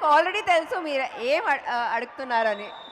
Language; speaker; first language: Telugu; non-native, fluent; Kannada